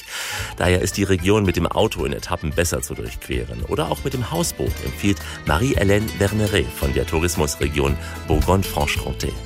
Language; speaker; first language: German; native; German